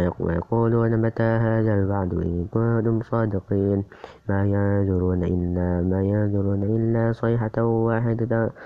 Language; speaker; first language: Arabic; non-native, learner; Indonesian